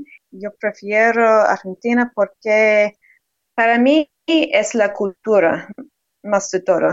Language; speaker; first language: Spanish; non-native, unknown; English